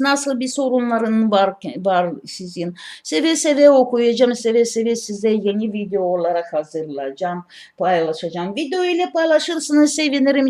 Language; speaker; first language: Turkish; non-native, learner; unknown